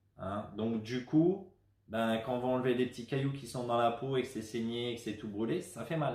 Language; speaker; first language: French; native; French